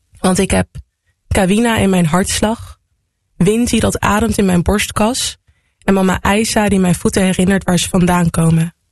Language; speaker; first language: Dutch; native; Dutch